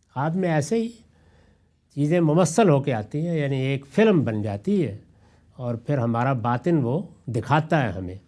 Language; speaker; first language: Urdu; non-native, local second language; Punjabi